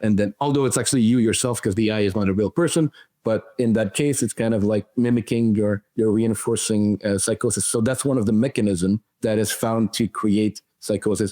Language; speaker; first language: English; non-native, fluent; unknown